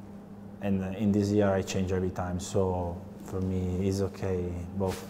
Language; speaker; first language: English; non-native, learner; Italian